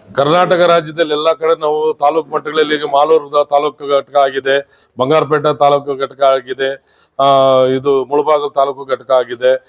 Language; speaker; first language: Kannada; non-native, local second language; Telugu